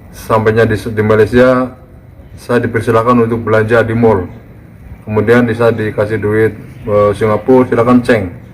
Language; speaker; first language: Indonesian; native; Indonesian